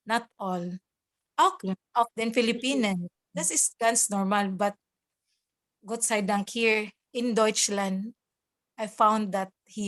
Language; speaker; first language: German; non-native, learner; Cebuano